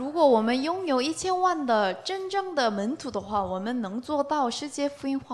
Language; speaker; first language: Chinese; non-native, learner; Korean